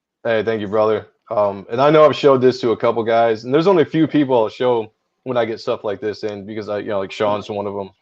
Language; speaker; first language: English; native; English